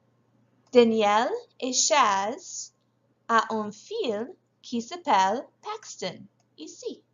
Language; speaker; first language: French; non-native, fluent; English